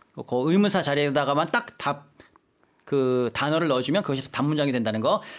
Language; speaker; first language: Korean; native; Korean